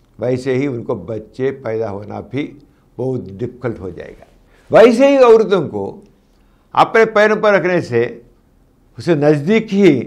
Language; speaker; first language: Hindi; non-native, local second language; Telugu